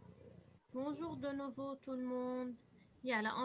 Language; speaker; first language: French; non-native, local second language; Arabic